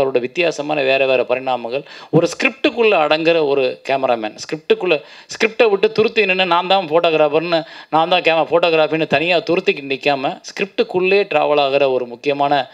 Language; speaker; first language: Tamil; native; Tamil